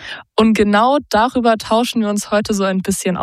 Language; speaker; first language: German; native; German